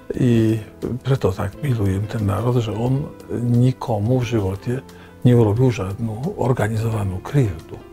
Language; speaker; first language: Slovak; non-native, learner; Polish